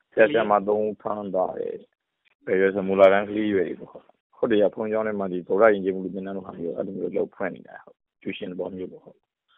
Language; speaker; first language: Burmese; native; Burmese